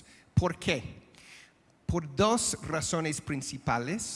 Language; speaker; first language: Spanish; non-native, fluent; English